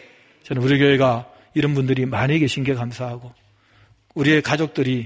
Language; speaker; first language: Korean; native; Korean